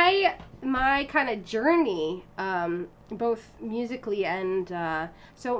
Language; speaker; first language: English; native; English